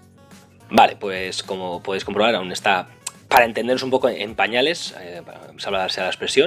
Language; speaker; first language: Spanish; native; Spanish